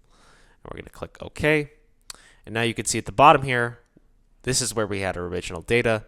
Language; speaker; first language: English; native; English